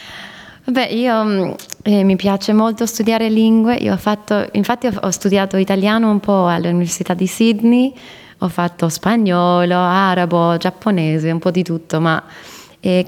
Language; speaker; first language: Italian; non-native, fluent; English